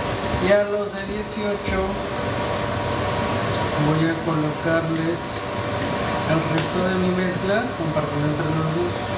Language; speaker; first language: Spanish; native; Spanish